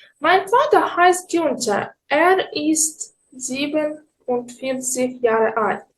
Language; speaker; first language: German; non-native, fluent; Ukrainian